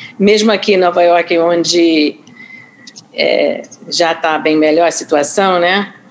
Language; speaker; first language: Portuguese; non-native, fluent; English